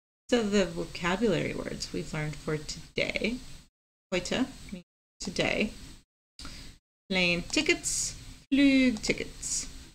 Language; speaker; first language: English; non-native, fluent; Spanish